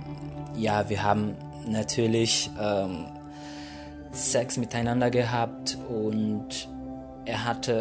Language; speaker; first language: German; non-native, fluent; Portuguese